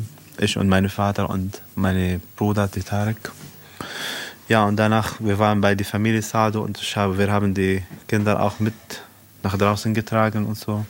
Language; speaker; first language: German; non-native, learner; Arabic